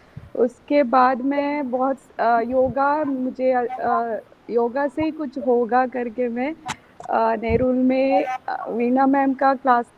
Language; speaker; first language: Hindi; non-native, local second language; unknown